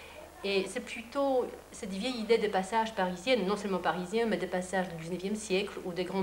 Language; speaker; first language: French; non-native, fluent; Polish